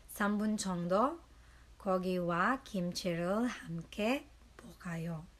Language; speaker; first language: Korean; non-native, learner; Filipino